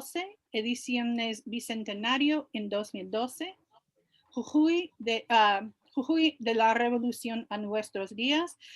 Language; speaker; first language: Spanish; non-native, fluent; English